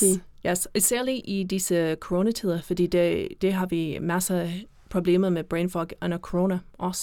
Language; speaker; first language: Danish; non-native, fluent; English